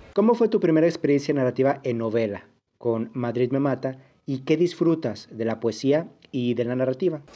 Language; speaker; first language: Spanish; native; Spanish